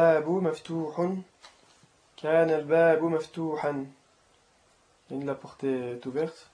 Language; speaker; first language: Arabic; non-native, learner; French